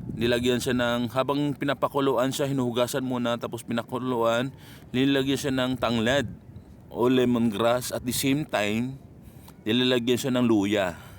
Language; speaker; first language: Filipino; non-native, local second language; Cebuano